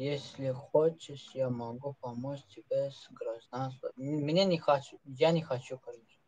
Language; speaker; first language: Russian; non-native, learner; Turkmen